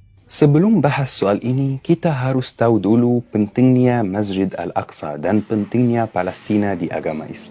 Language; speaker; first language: Indonesian; non-native, fluent; Arabic